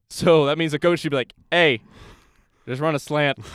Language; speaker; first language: English; native; English